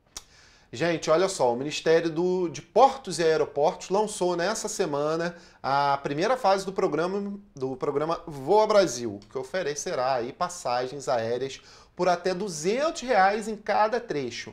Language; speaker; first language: Portuguese; native; Portuguese